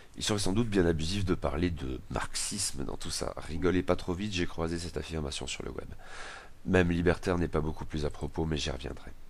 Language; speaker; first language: French; native; French